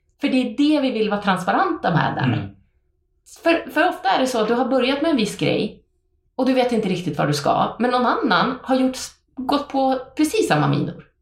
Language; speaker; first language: Swedish; native; Swedish